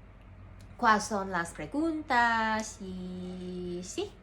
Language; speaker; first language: Spanish; non-native, learner; Cantonese